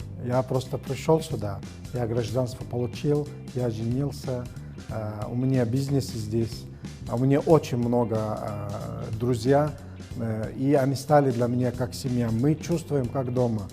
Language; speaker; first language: Russian; non-native, learner; Arabic